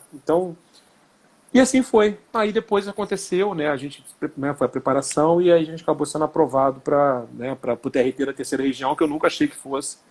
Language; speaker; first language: Portuguese; native; Portuguese